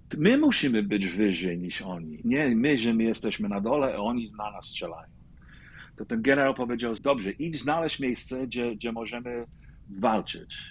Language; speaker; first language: Polish; early bilingual, heritage; Polish